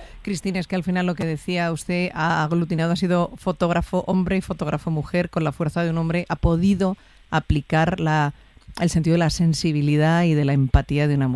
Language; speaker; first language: Spanish; native; Spanish